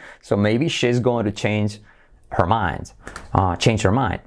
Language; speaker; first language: English; non-native, fluent; Spanish